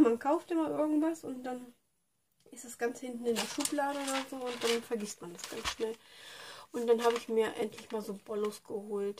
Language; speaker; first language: German; native; German